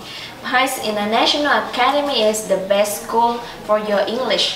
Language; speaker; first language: English; non-native, learner; Vietnamese